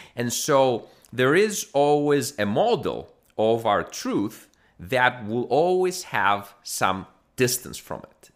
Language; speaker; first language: English; non-native, fluent; Greek